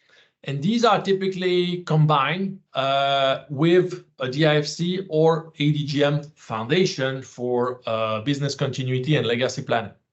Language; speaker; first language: English; non-native, fluent; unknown